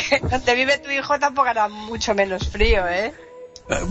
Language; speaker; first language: Spanish; native; Spanish